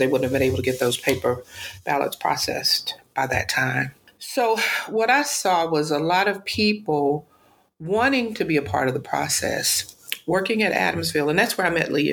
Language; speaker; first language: English; native; English